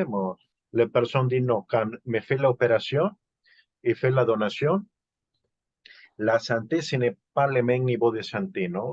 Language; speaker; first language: French; non-native, learner; Spanish